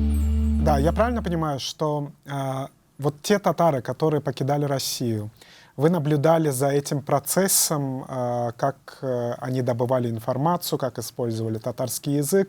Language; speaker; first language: Russian; native; Russian